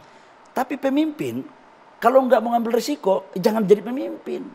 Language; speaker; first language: Indonesian; native; Indonesian